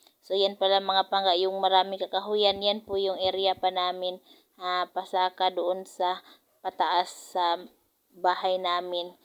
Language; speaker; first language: Filipino; non-native, local second language; Cebuano